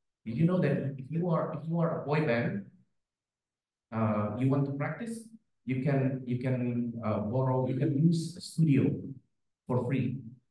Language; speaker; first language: English; non-native, fluent; Indonesian